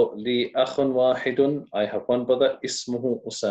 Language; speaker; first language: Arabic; non-native, fluent; English